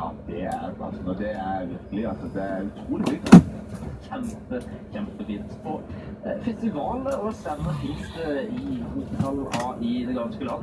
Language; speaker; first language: Norwegian; native; Norwegian